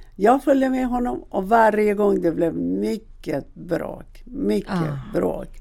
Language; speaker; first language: Swedish; non-native, fluent; Persian